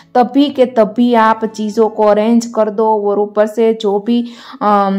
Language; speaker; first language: Hindi; non-native, local second language; Gujarati